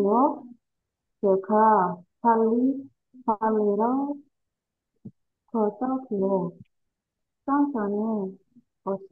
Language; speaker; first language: Korean; non-native, learner; Indonesian